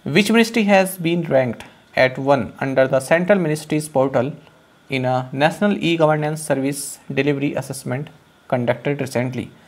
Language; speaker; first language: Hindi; native; Hindi